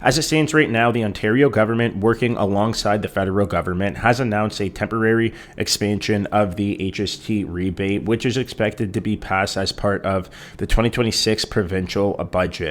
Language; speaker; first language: English; native; English